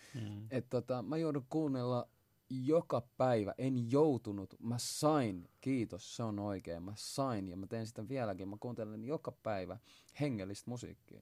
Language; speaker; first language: Finnish; early bilingual, other home language; Swahili